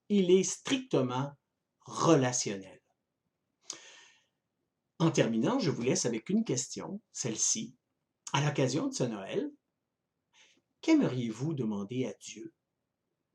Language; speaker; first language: French; native; French